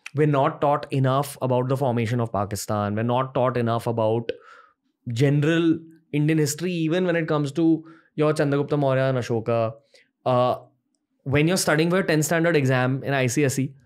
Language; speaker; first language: English; non-native, local second language; Hindi